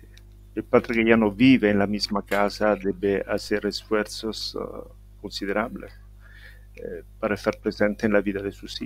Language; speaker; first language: Spanish; non-native, fluent; Italian